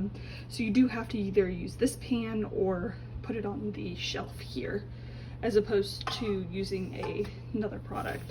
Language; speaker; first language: English; native; English